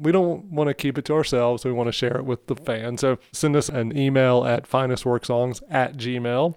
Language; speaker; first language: English; native; English